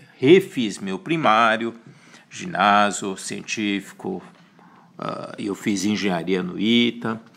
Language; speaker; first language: Portuguese; early bilingual, other home language; Chinese